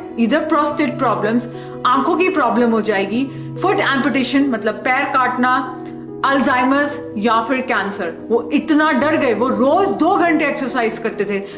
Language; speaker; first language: Hindi; native; Hindi